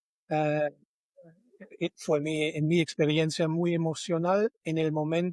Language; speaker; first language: Spanish; non-native, fluent; German